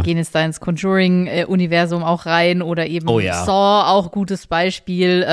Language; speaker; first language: German; native; German